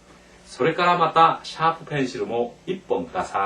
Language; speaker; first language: Japanese; non-native, fluent; Korean